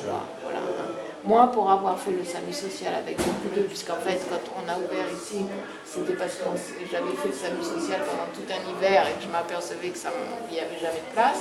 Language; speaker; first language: French; native; French